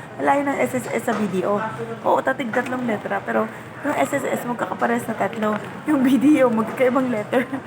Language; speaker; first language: Filipino; native; Filipino